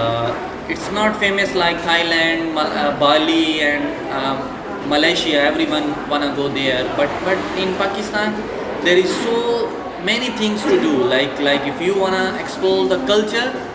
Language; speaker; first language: English; non-native, fluent; Urdu